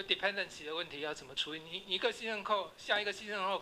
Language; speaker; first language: Chinese; native; Chinese